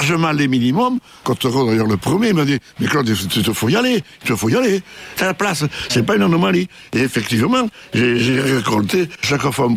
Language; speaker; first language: French; native; French